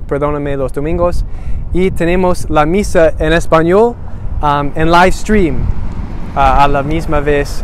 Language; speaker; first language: Spanish; non-native, learner; English